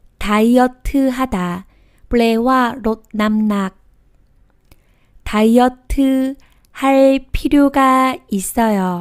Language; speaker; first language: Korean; non-native, fluent; Thai